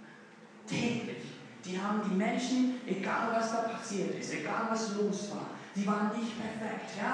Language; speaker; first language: German; non-native, fluent; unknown